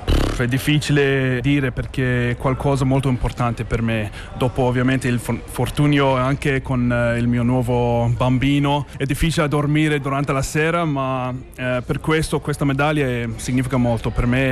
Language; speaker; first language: Italian; non-native, fluent; English